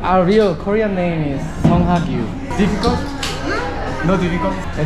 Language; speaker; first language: English; non-native, learner; Korean